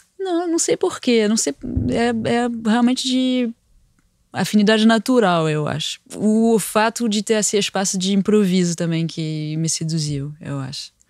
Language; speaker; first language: Portuguese; non-native, fluent; French